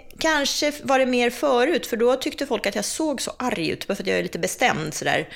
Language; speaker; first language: Swedish; early bilingual, other home language; Czech